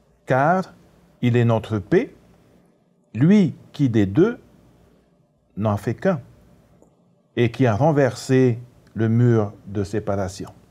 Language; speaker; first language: French; native; French